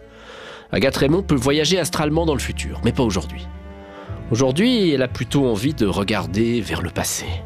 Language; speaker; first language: French; native; French